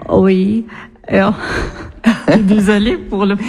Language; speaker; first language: French; non-native, learner; Arabic